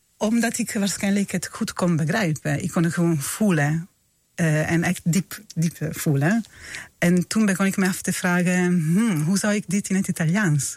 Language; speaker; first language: Dutch; non-native, fluent; Italian